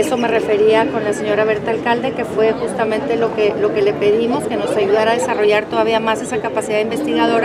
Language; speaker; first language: Spanish; native; Spanish